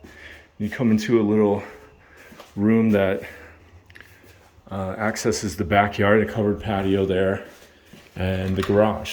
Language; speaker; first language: English; native; English